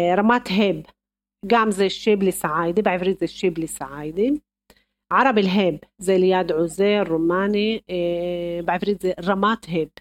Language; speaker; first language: Hebrew; non-native, local second language; Arabic